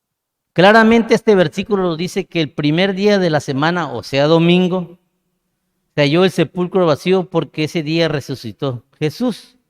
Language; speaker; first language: Spanish; native; Spanish